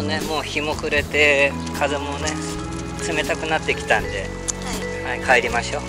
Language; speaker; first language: Japanese; native; Japanese